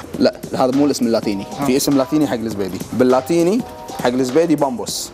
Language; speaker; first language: Arabic; native; Arabic